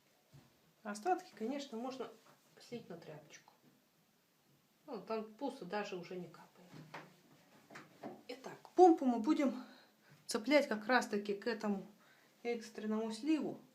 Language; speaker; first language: Russian; native; Russian